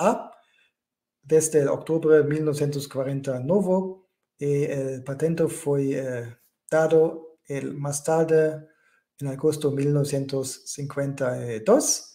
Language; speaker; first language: Spanish; non-native, fluent; German